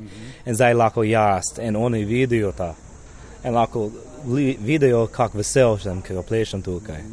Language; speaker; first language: Slovenian; early bilingual, heritage; Slovenian